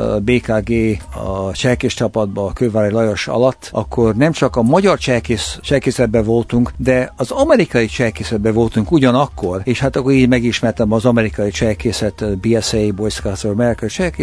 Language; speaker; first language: Hungarian; early bilingual, heritage; Hungarian